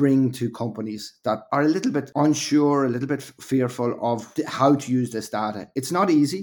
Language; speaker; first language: English; native; English